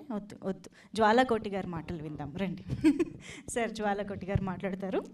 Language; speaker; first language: Telugu; native; Telugu